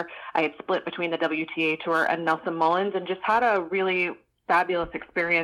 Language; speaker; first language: English; native; English